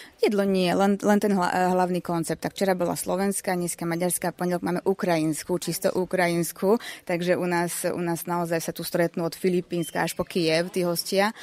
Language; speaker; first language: Slovak; non-native, local second language; Hungarian